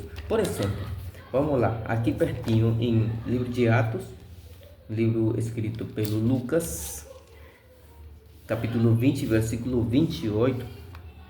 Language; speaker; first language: Portuguese; non-native, fluent; Spanish